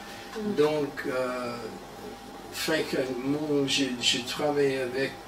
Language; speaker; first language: French; non-native, learner; English